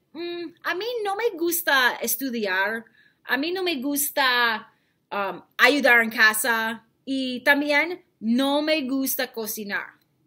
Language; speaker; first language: Spanish; non-native, fluent; English